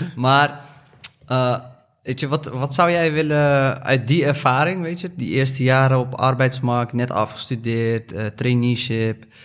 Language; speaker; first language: Dutch; early bilingual, other home language; Arabic